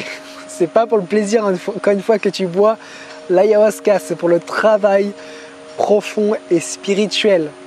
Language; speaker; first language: French; native; French